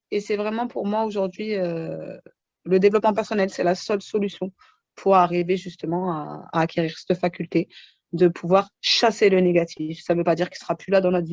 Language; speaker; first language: French; native; French